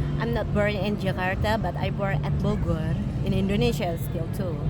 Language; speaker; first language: English; non-native, learner; Indonesian